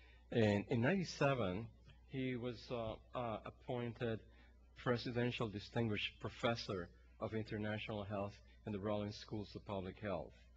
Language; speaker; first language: English; non-native, local second language; Spanish